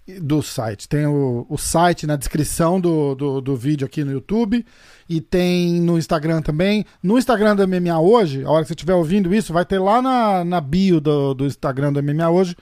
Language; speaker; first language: Portuguese; native; Portuguese